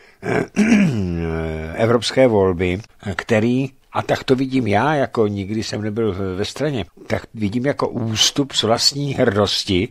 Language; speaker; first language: Czech; native; Czech